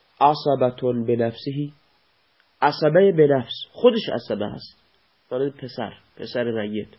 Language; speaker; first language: Persian; non-native, local second language; Baluchi